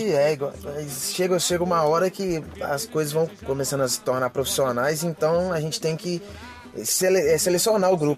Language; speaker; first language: Portuguese; native; Portuguese